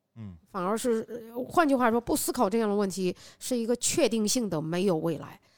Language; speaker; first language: Chinese; native; Chinese